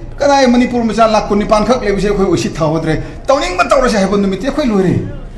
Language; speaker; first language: Manipuri; non-native, local second language; Tangkhul Naga (India)